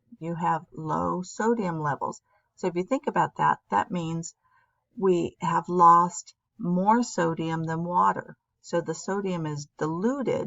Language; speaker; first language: English; native; English